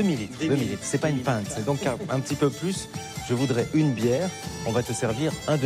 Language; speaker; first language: French; native; French